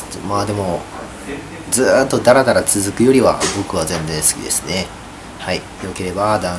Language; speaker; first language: Japanese; native; Japanese